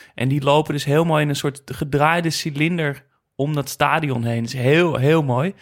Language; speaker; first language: Dutch; native; Dutch